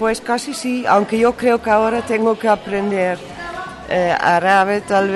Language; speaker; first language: Spanish; non-native, fluent; Dutch